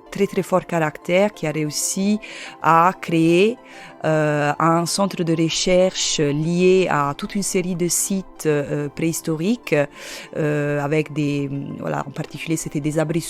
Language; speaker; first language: French; native; French